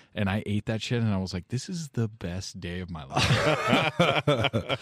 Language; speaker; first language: English; native; English